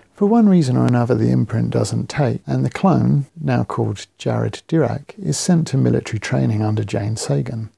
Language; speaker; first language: English; native; English